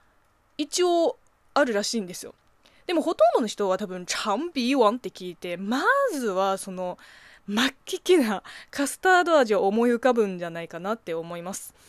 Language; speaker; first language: Japanese; non-native, fluent; Chinese